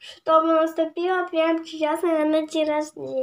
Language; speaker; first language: Russian; native; Russian